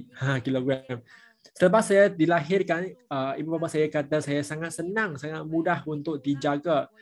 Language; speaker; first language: Malay; non-native, local second language; Chinese